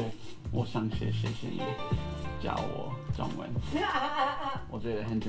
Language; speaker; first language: Chinese; non-native, learner; English